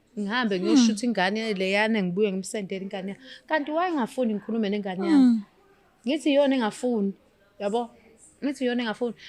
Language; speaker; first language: Zulu; native; Zulu